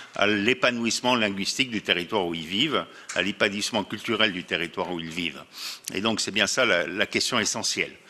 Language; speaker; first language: French; native; French